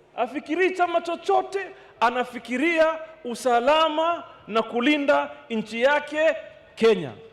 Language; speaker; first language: Swahili; native; Swahili